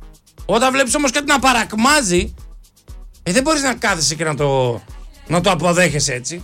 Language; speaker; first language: Greek; native; Greek